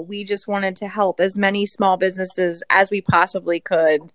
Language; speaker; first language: English; native; English